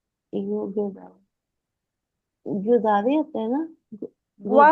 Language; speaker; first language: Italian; non-native, learner; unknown